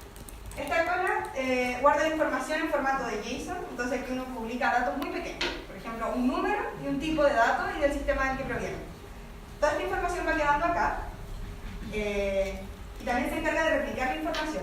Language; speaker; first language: Spanish; native; Spanish